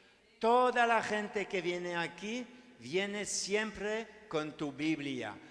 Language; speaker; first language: Spanish; non-native, learner; French